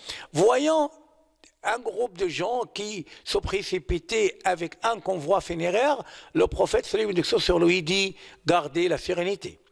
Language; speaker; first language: French; non-native, fluent; Arabic